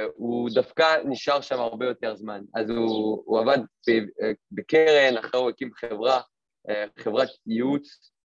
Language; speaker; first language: Hebrew; non-native, fluent; French